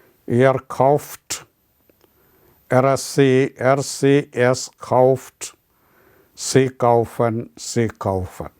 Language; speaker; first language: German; non-native, learner; Malayalam